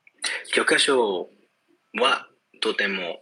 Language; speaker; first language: Japanese; non-native, learner; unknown